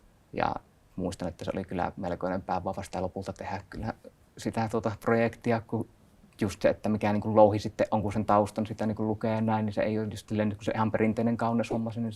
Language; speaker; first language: Finnish; native; Finnish